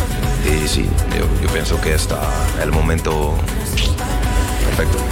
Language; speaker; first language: Spanish; non-native, learner; French